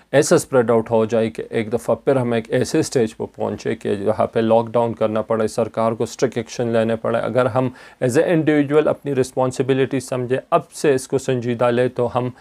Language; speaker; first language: Urdu; non-native, local second language; Pashto